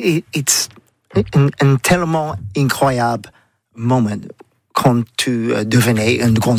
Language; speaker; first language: French; non-native, learner; English